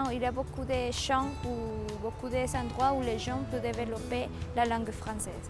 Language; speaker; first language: French; non-native, fluent; Spanish